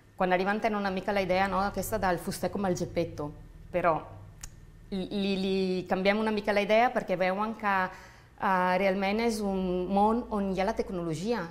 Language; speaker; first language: Catalan; non-native, fluent; Italian